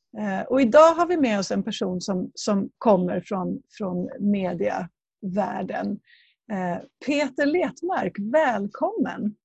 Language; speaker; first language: Swedish; native; Swedish